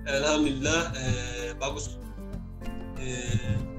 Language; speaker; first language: Indonesian; non-native, learner; Turkish